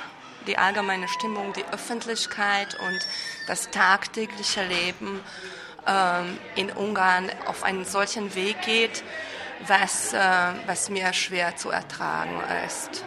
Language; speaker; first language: German; non-native, fluent; Hungarian